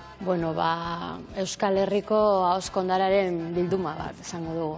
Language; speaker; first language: Basque; native; Basque